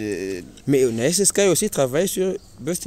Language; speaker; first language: French; non-native, learner; Rundi